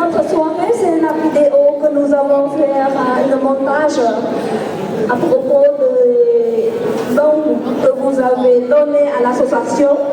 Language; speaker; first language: French; non-native, fluent; Khmer